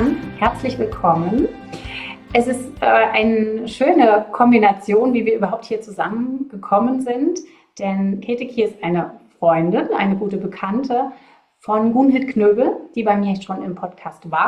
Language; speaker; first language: German; native; German